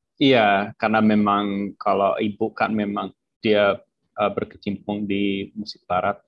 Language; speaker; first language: Indonesian; non-native, fluent; English